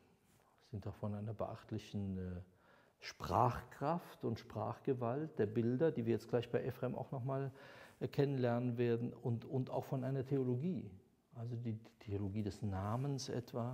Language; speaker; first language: German; native; German